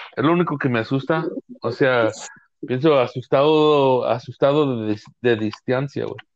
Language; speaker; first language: Spanish; early bilingual, heritage; Spanish